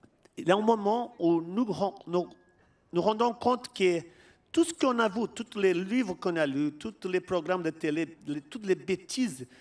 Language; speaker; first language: French; non-native, fluent; Portuguese